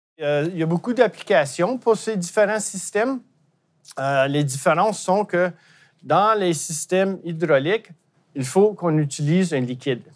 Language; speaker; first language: French; native; French